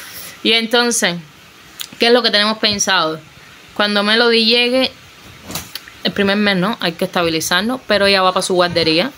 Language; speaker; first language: Spanish; native; Spanish